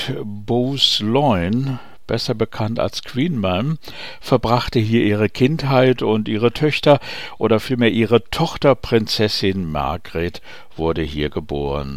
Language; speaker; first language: German; native; German